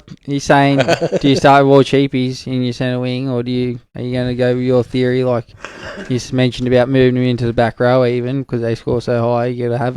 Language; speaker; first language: English; native; English